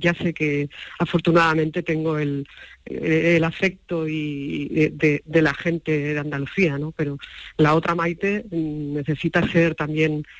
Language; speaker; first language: Spanish; native; Spanish